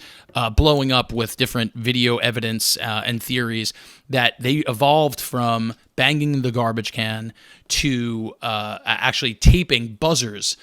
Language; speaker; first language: English; native; English